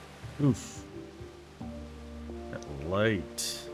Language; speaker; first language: English; native; English